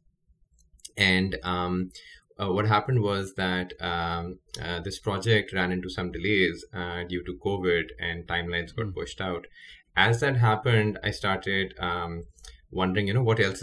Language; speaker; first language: English; non-native, local second language; Urdu